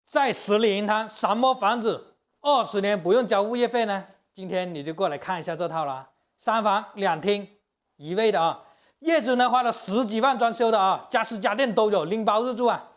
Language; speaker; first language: Chinese; native; Chinese